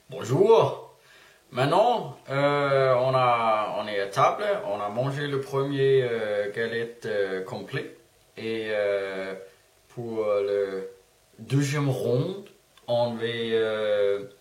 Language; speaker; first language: French; non-native, learner; Danish